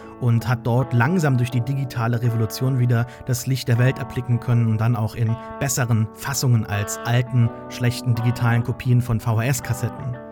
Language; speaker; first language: German; native; German